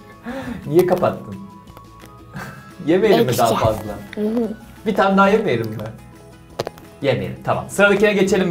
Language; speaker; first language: Turkish; native; Turkish